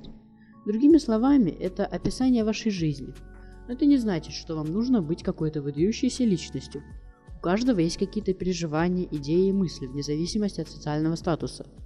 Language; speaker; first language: Russian; native; Russian